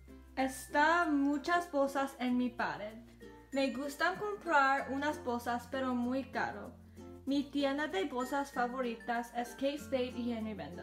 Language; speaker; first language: Spanish; non-native, learner; English